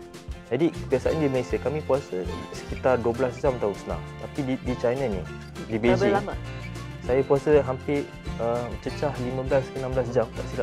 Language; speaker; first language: Malay; native; Malay